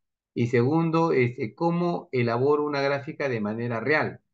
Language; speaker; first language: Spanish; native; Spanish